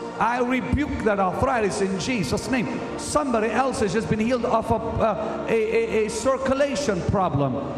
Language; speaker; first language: English; non-native, fluent; Arabic